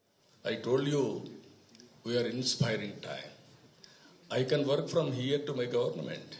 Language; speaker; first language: English; non-native, local second language; Telugu